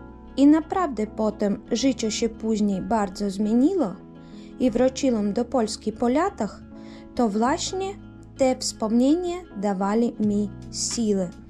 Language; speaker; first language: Polish; early bilingual, heritage; Polish